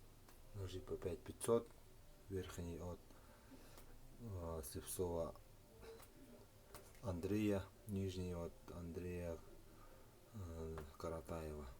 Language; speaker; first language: Russian; native; Russian